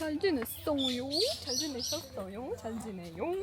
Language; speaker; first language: Korean; non-native, learner; Russian